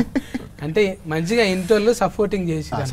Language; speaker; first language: Telugu; native; Telugu